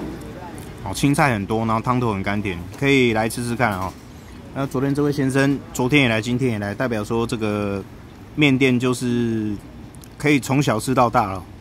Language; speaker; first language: Chinese; native; Chinese